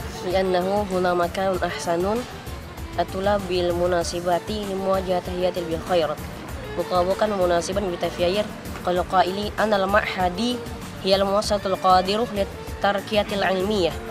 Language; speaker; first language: Arabic; non-native, learner; Indonesian